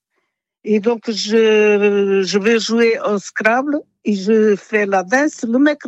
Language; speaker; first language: French; non-native, fluent; Portuguese